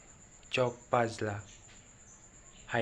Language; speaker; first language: Turkish; non-native, learner; Filipino